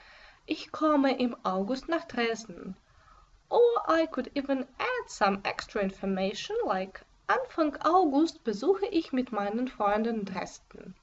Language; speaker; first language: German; non-native, fluent; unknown